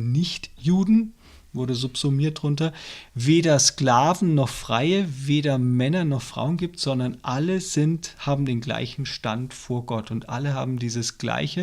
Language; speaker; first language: German; native; German